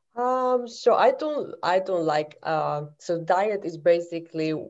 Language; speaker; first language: English; non-native, fluent; Polish